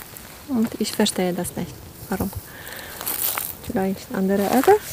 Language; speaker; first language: German; non-native, learner; Polish